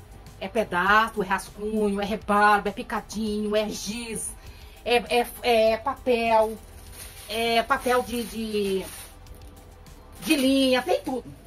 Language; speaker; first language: Portuguese; native; Portuguese